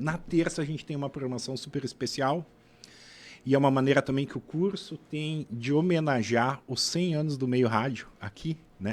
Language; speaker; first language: Portuguese; native; Portuguese